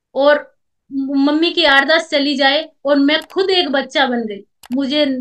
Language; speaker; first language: Hindi; native; Hindi